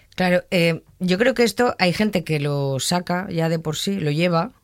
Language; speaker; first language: Spanish; native; Spanish